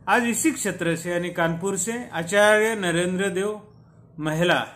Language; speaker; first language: Hindi; non-native, local second language; Marathi